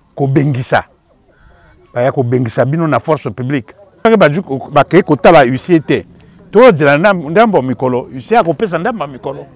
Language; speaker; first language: Lingala; native; Lingala